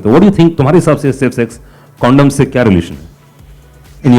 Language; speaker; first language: Hindi; native; Hindi